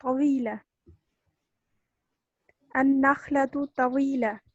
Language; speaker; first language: Arabic; non-native, learner; Urdu